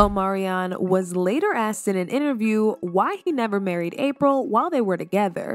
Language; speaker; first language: English; native; English